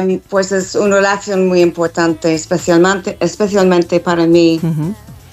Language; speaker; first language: Spanish; non-native, fluent; English